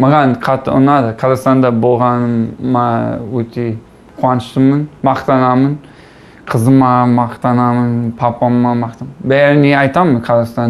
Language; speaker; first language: Kazakh; non-native, learner; English